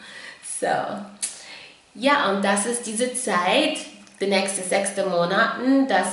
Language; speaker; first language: German; non-native, fluent; English